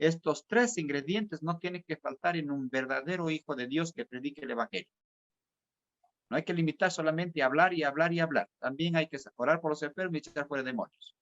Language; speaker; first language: Spanish; native; Spanish